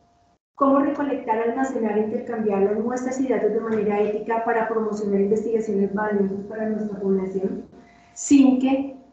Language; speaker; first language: Spanish; native; Spanish